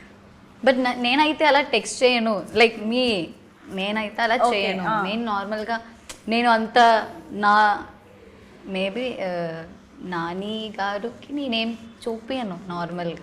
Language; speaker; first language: Telugu; non-native, learner; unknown